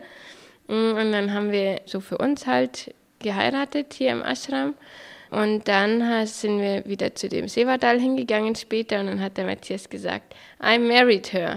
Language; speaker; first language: German; native; German